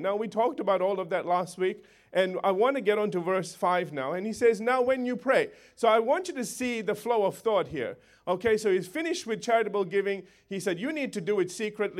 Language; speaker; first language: English; native; English